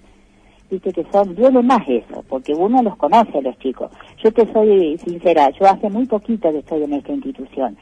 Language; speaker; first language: Spanish; native; Spanish